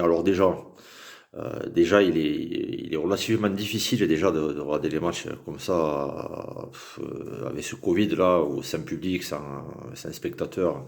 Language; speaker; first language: French; native; French